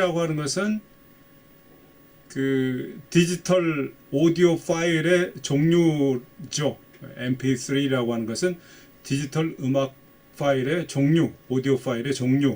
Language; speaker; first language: Korean; native; Korean